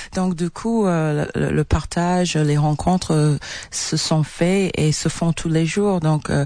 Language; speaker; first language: French; non-native, fluent; English